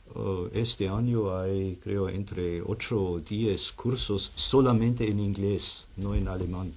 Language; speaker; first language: Spanish; non-native, fluent; German